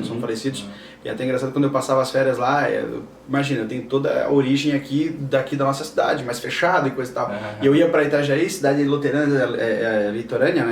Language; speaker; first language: Portuguese; native; Portuguese